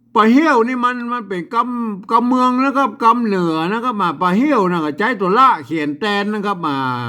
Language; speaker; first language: Thai; native; Thai